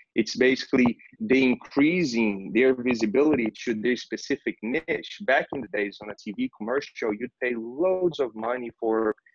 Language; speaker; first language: English; non-native, fluent; Portuguese